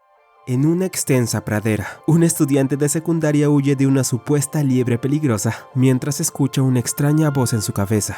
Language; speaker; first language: Spanish; native; Spanish